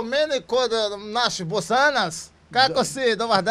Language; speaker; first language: Croatian; non-native, learner; Portuguese